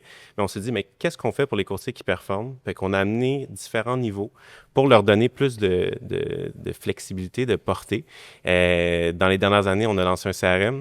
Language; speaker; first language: French; native; French